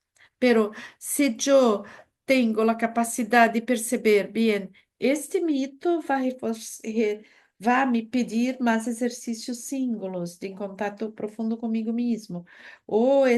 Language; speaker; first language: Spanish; non-native, fluent; Portuguese